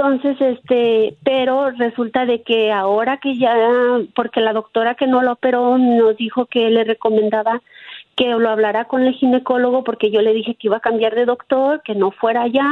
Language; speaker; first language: Spanish; native; Spanish